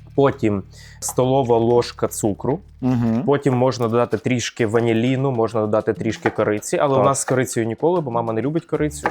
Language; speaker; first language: Ukrainian; native; Ukrainian